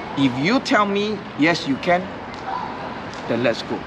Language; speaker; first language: English; non-native, local second language; Chinese